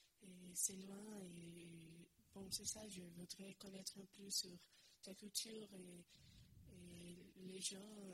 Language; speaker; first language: French; non-native, learner; Portuguese